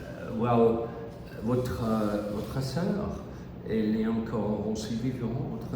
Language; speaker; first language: French; non-native, learner; German